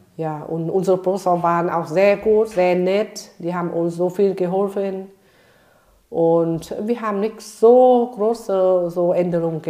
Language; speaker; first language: German; non-native, fluent; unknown